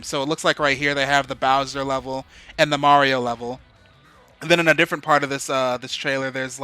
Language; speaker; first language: English; native; English